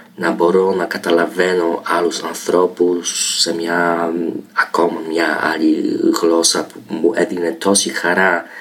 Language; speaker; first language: Greek; non-native, fluent; Polish